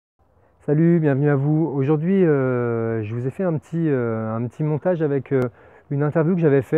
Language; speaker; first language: French; native; French